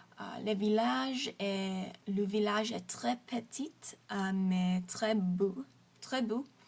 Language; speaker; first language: French; non-native, learner; English